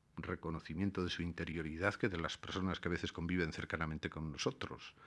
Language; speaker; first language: Spanish; native; Spanish